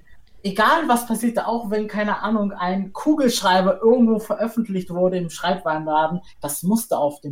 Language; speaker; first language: German; native; German